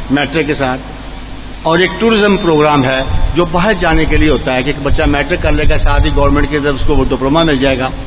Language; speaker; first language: Urdu; native; Urdu